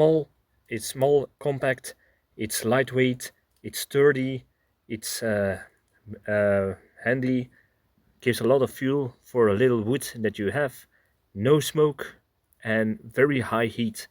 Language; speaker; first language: English; non-native, fluent; Dutch